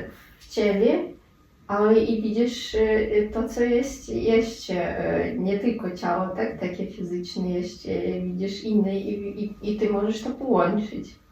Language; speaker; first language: Polish; non-native, fluent; Russian